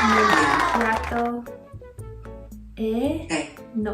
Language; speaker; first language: Italian; non-native, learner; English